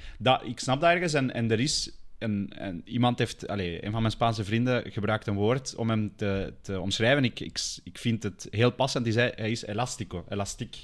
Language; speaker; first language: Dutch; early bilingual, other home language; Spanish